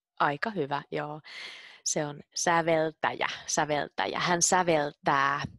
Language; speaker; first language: Finnish; native; Finnish